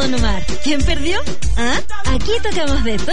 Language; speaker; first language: Spanish; native; Spanish